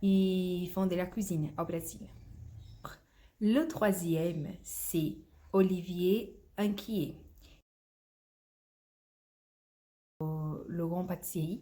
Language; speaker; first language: French; non-native, fluent; Portuguese